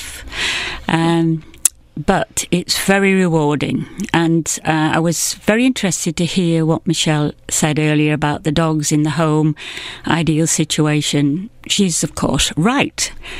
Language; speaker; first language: English; native; English